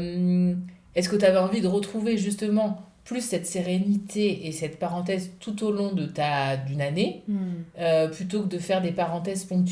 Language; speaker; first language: French; native; French